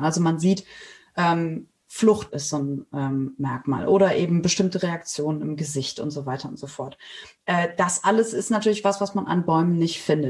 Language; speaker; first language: German; native; German